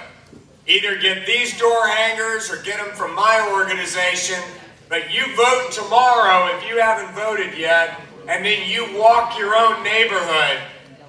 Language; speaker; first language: English; native; English